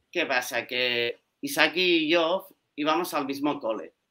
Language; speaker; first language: Spanish; native; Spanish